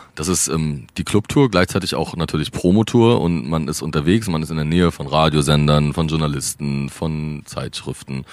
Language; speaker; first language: German; native; German